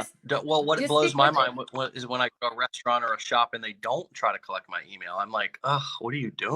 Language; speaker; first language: English; native; English